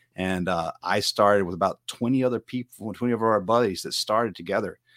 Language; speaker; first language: English; native; English